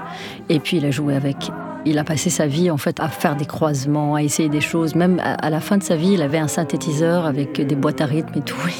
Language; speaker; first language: French; non-native, local second language; Arabic